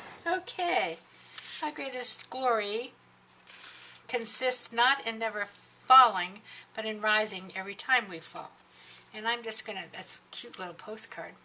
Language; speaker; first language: English; native; English